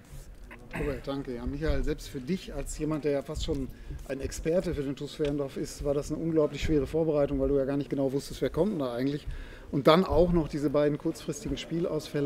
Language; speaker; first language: German; native; German